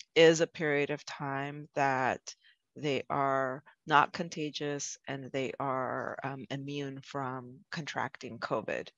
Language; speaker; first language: English; native; English